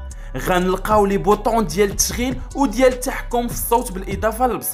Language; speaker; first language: Arabic; native; Arabic